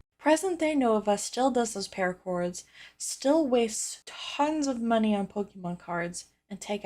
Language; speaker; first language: English; native; English